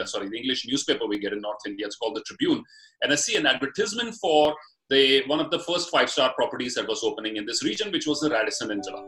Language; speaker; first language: English; non-native, local second language; Punjabi